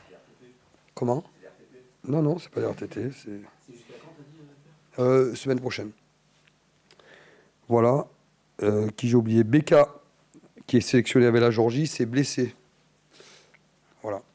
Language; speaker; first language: French; native; French